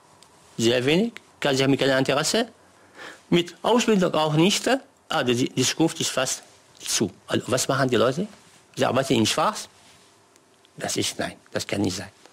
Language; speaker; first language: German; non-native, learner; Arabic